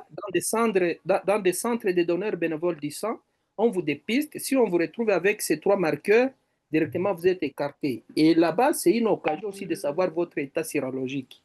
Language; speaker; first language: French; non-native, local second language; Swahili